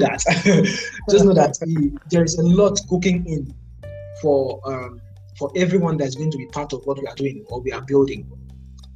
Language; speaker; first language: English; non-native, local second language; Igbo